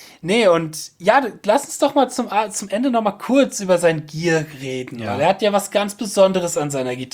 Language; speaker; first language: German; native; German